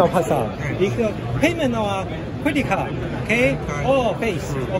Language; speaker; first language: Japanese; non-native, learner; Chinese